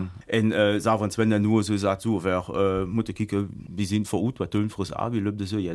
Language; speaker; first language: German; native; German